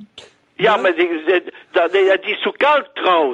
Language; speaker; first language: German; non-native, learner; French